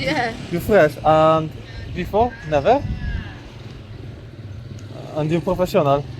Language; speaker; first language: English; non-native, learner; Polish